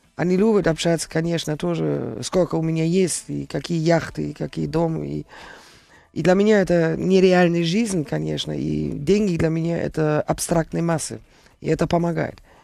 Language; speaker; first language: Russian; non-native, learner; German